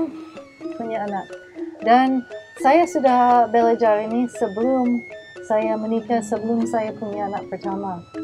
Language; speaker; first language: Indonesian; non-native, learner; English